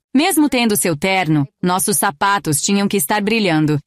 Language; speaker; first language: Portuguese; non-native, fluent; Greek